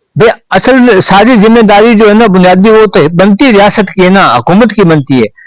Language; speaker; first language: Urdu; non-native, local second language; Punjabi